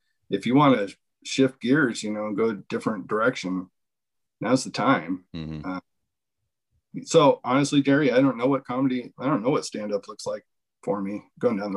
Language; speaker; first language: English; native; English